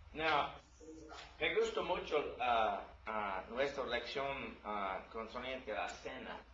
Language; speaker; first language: Spanish; non-native, learner; English